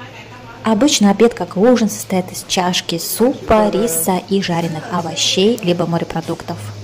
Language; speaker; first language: Russian; native; Russian